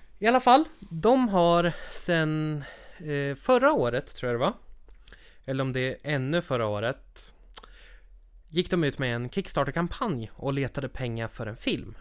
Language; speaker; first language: Swedish; native; Swedish